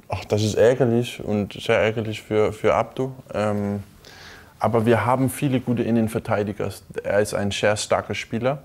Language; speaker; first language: German; non-native, fluent; Danish